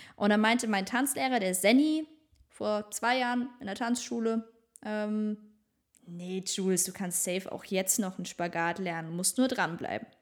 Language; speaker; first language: German; native; German